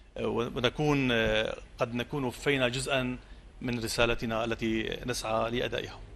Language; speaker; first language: Arabic; native; Arabic